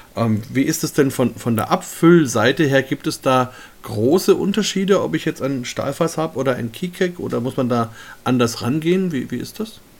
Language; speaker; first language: German; native; German